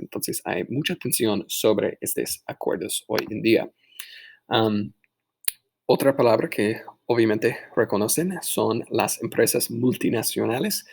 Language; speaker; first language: Spanish; non-native, fluent; English